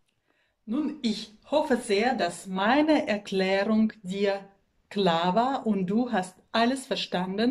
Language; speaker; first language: German; non-native, fluent; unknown